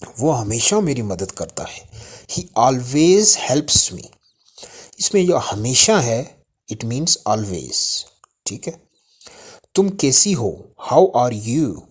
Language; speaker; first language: Urdu; native; Urdu